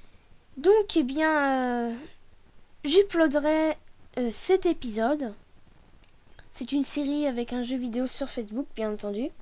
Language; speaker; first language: French; native; French